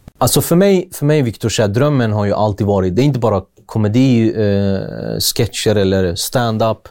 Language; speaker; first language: Swedish; early bilingual, other home language; Kurdish